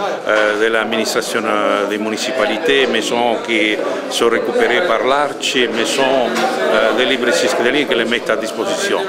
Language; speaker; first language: French; non-native, fluent; Italian